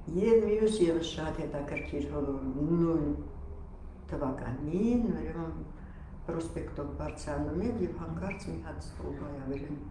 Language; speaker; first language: Armenian; non-native, local second language; Russian